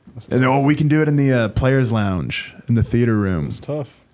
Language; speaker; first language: English; native; English